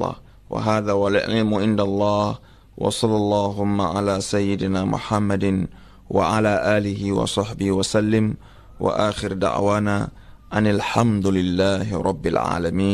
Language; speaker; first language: Arabic; non-native, fluent; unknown